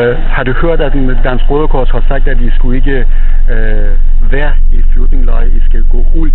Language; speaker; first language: Danish; non-native, fluent; Persian